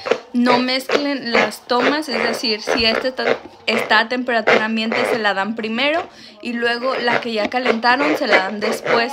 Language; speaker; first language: Spanish; native; Spanish